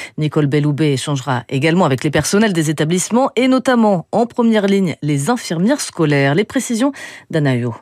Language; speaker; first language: French; native; French